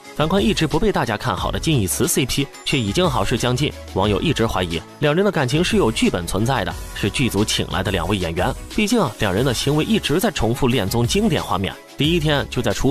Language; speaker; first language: Chinese; native; Chinese